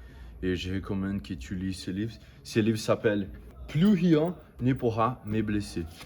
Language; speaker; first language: French; non-native, learner; Portuguese